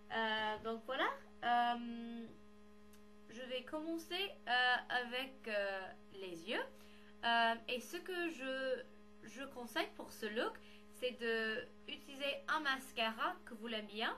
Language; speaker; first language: French; non-native, learner; English